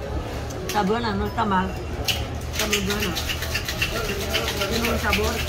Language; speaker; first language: Spanish; non-native, fluent; Romanian